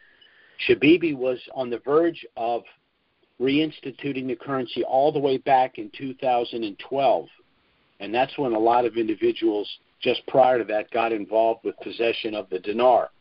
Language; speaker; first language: English; native; English